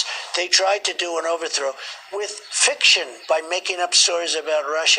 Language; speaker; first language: English; native; English